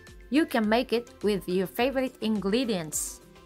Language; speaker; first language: English; non-native, learner; Japanese